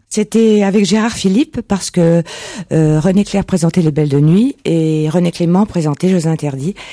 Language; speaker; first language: French; native; French